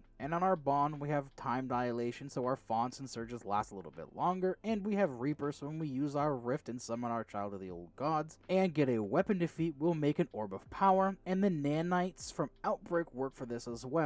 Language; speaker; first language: English; native; English